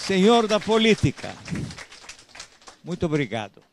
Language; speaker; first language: Portuguese; non-native, fluent; Italian